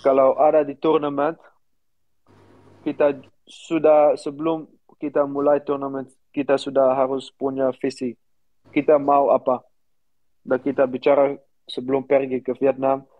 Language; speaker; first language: Indonesian; non-native, learner; Dutch